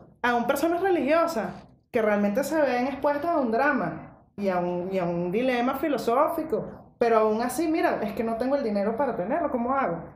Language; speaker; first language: Spanish; native; Spanish